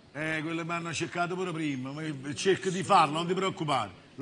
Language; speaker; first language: Italian; native; Italian